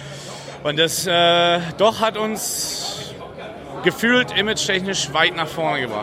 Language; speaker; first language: German; native; German